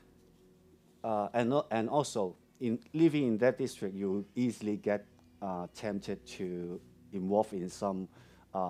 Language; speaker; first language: English; non-native, local second language; Cantonese